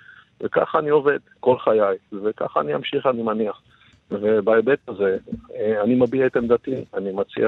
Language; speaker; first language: Hebrew; native; Hebrew